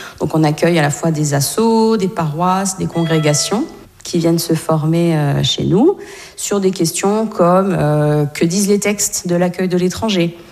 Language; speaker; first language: French; native; French